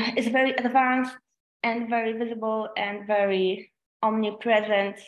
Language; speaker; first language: English; non-native, fluent; Polish